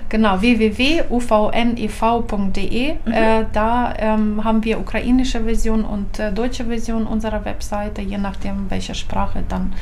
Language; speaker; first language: German; non-native, fluent; Ukrainian